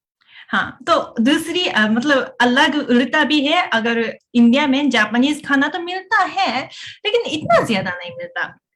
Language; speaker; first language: Hindi; non-native, fluent; Japanese